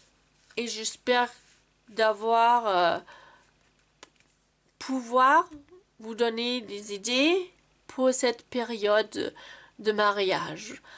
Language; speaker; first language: French; non-native, fluent; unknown